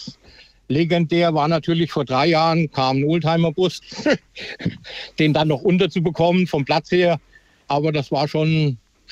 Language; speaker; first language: German; native; German